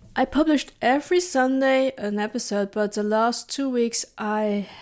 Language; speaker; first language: English; early bilingual, other home language; Dutch